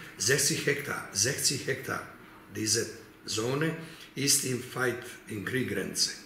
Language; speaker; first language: German; non-native, learner; Croatian